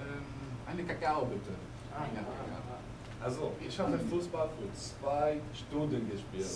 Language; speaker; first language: German; non-native, learner; English